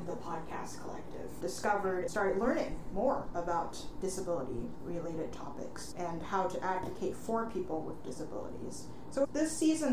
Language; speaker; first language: English; native; English